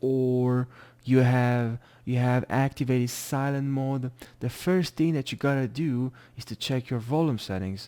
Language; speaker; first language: English; non-native, fluent; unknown